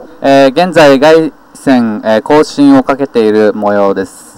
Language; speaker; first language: Japanese; native; Japanese